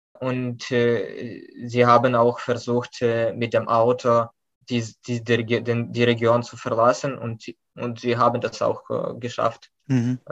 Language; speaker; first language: German; non-native, fluent; Ukrainian